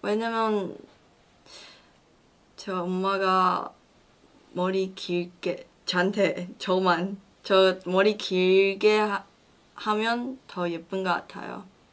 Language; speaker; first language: Korean; non-native, learner; Chinese